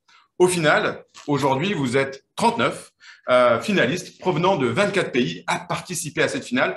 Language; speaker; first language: French; native; French